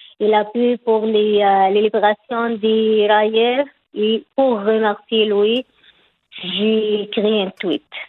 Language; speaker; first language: French; non-native, learner; Arabic